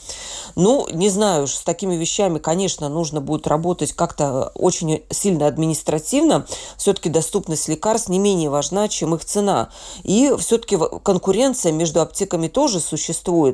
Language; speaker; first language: Russian; native; Russian